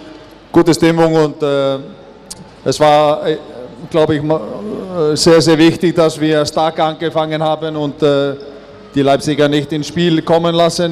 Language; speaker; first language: German; non-native, fluent; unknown